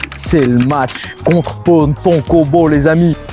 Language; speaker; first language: French; native; French